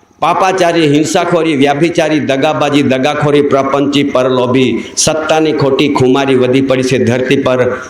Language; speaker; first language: Gujarati; non-native, local second language; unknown